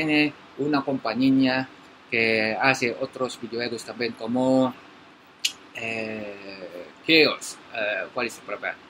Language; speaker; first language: Spanish; non-native, learner; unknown